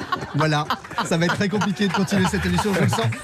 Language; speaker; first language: French; native; French